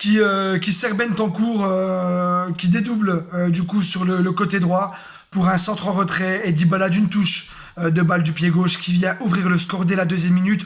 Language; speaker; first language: French; native; French